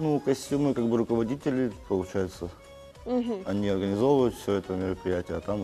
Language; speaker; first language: Russian; native; Russian